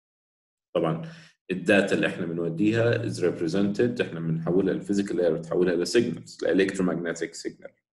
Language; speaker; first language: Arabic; native; Arabic